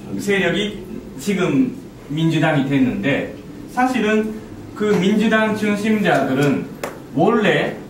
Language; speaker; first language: Korean; non-native, learner; Japanese